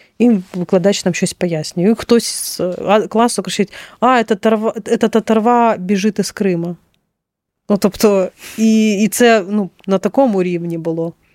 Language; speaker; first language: Ukrainian; non-native, local second language; Russian